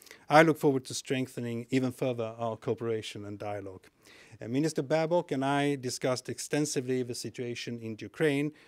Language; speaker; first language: English; non-native, fluent; Swedish